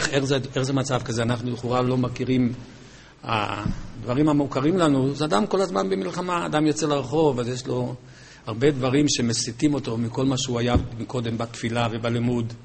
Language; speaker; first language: Hebrew; native; Hebrew